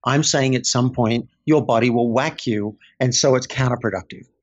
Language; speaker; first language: English; native; English